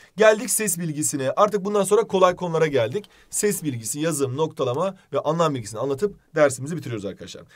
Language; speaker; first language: Turkish; native; Turkish